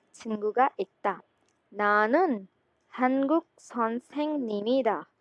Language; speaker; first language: Korean; non-native, learner; Urdu